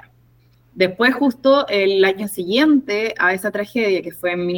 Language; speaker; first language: Spanish; native; Spanish